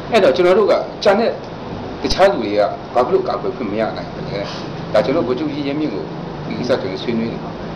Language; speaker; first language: Burmese; non-native, local second language; Kachin